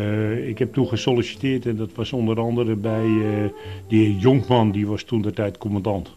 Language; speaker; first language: Dutch; native; Dutch